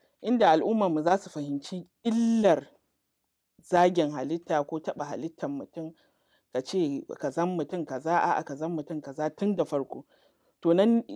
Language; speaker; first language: Hausa; native; Hausa